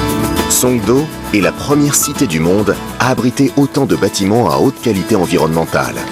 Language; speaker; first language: French; native; French